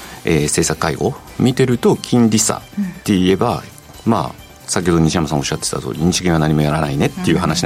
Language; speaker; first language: Japanese; native; Japanese